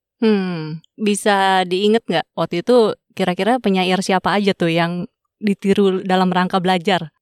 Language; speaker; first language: Indonesian; native; Indonesian